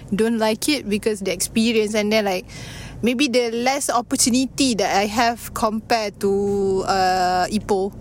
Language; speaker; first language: English; non-native, local second language; Malay